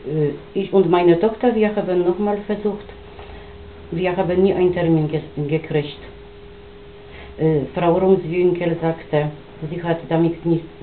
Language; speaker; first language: German; non-native, local second language; Polish